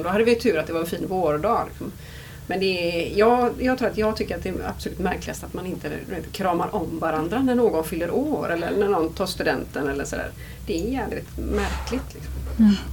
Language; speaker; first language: Swedish; native; Swedish